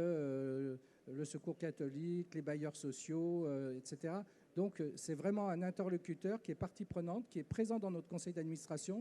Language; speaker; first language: French; native; French